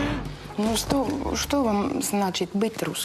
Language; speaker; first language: Russian; non-native, fluent; Finnish